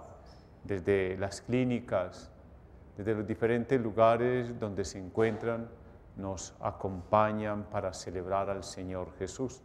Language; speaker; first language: Spanish; native; Spanish